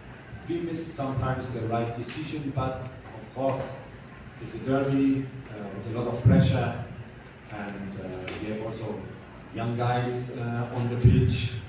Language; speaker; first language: English; non-native, fluent; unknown